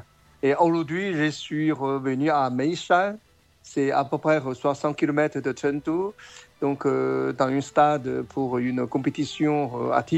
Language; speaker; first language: French; non-native, fluent; Chinese